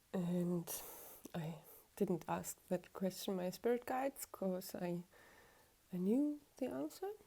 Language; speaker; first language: English; non-native, fluent; German